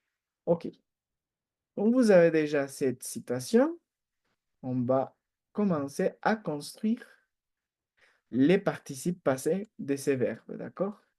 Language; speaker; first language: French; non-native, fluent; Spanish